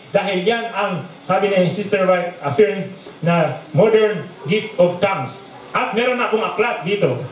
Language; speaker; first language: Filipino; non-native, local second language; Bikol